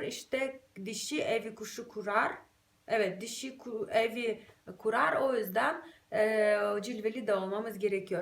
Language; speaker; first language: Turkish; non-native, fluent; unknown